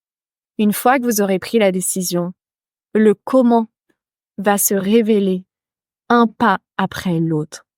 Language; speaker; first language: French; native; French